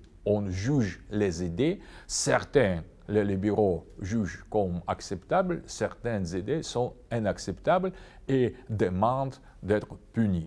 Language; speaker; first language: French; non-native, fluent; Russian